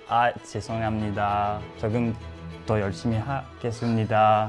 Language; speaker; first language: Korean; non-native, fluent; French